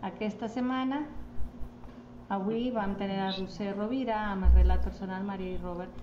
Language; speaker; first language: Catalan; non-native, learner; Spanish